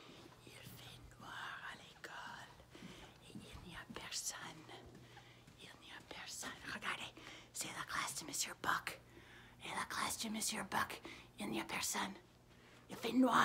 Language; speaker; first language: French; non-native, fluent; English